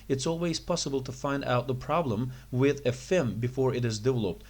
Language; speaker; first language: English; non-native, fluent; Turkish